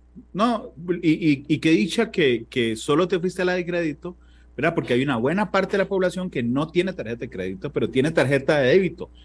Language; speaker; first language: Spanish; native; Spanish